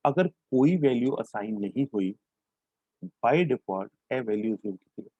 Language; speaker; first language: Hindi; non-native, local second language; Punjabi